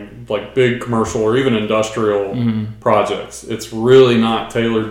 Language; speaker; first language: English; native; English